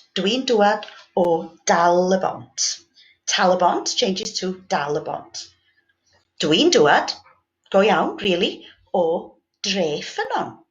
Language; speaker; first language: Welsh; native; Welsh